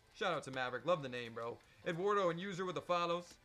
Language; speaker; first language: English; native; English